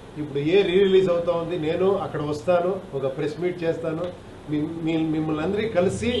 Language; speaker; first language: Telugu; non-native, learner; Kannada